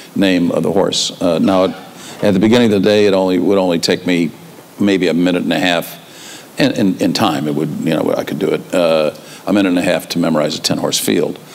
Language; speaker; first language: English; native; English